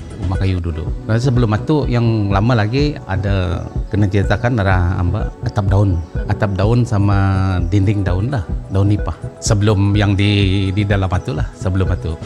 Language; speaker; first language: Malay; non-native, local second language; Iban